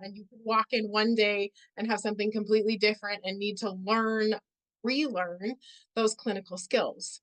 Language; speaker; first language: English; native; English